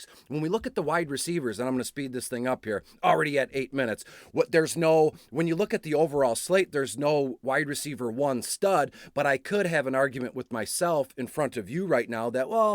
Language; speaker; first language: English; native; English